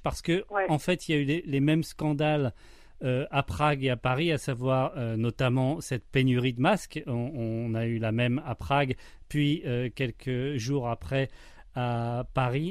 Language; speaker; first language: French; native; French